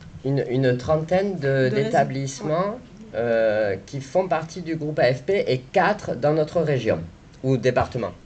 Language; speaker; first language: French; native; French